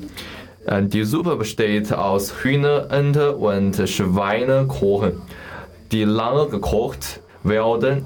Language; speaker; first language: German; non-native, learner; Chinese